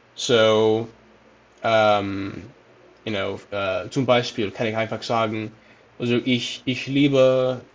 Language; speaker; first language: German; non-native, learner; English